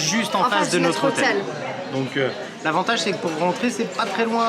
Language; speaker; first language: French; native; French